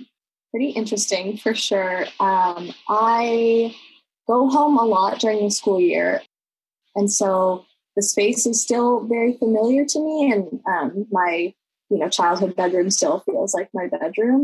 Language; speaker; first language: English; native; English